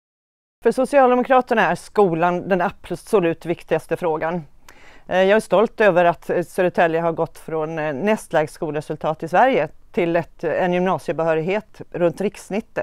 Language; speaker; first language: Swedish; native; Swedish